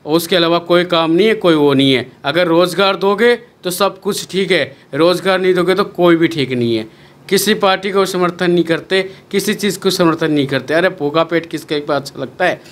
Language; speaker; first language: Hindi; native; Hindi